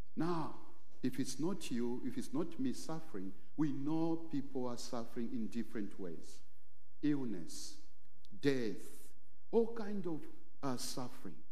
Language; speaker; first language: English; non-native, local second language; Bemba